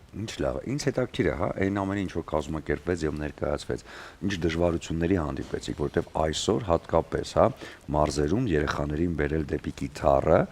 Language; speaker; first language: Armenian; native; Armenian